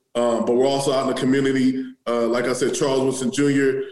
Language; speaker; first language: English; native; English